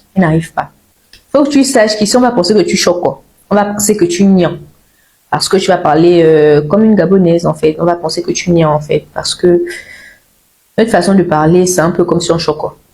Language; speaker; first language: French; native; French